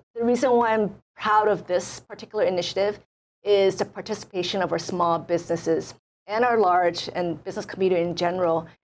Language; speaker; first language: English; native; English